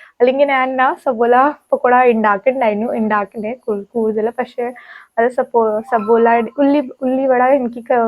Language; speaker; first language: Malayalam; non-native, learner; Hindi